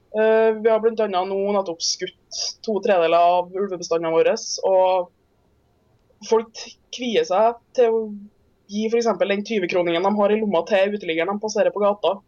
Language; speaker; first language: Norwegian; native; Norwegian